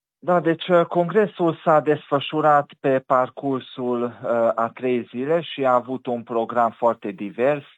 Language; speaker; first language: Romanian; native; Romanian